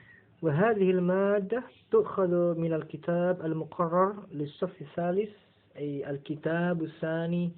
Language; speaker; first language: Arabic; non-native, fluent; Indonesian